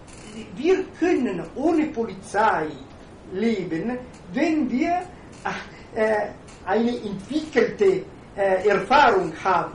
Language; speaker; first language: German; non-native, fluent; Italian